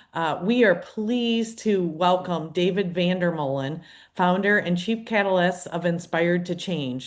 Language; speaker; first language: English; native; English